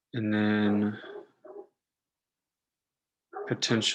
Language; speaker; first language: English; native; English